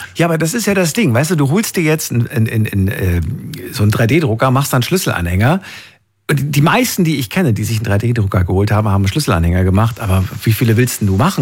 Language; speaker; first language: German; native; German